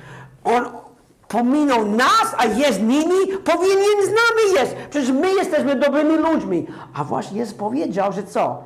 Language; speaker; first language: Polish; non-native, fluent; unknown